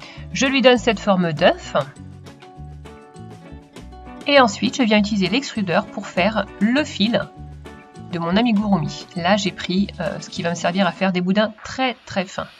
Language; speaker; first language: French; native; French